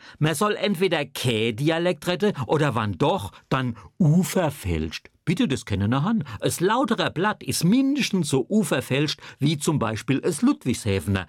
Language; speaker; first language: German; native; German